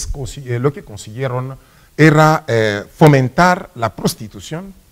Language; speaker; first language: Spanish; non-native, fluent; Swahili